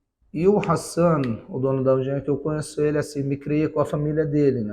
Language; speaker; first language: Portuguese; early bilingual, other home language; Arabic